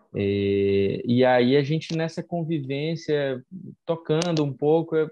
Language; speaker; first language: Portuguese; native; Portuguese